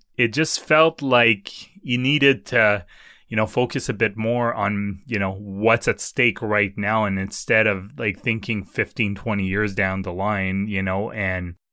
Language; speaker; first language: English; native; English